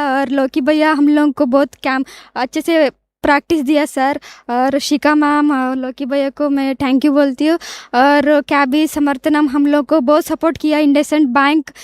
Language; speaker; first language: Hindi; non-native, local second language; Odia